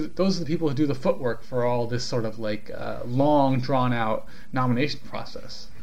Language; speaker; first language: English; native; English